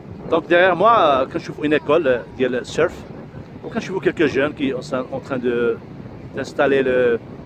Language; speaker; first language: French; non-native, local second language; Arabic